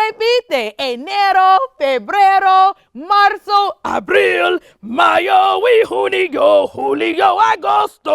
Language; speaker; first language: Spanish; non-native, fluent; English